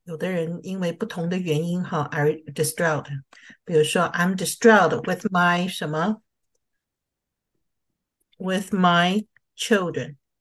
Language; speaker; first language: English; non-native, fluent; Chinese